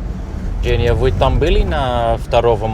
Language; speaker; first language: Russian; non-native, fluent; Dutch